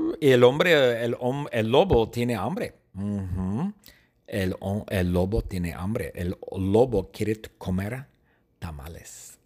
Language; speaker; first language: Spanish; non-native, fluent; English